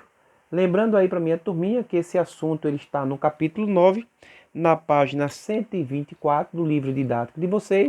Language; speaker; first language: Portuguese; native; Portuguese